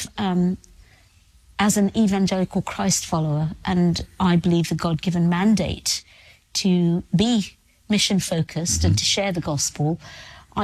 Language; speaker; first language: English; native; English